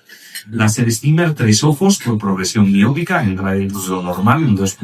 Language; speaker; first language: Spanish; native; Spanish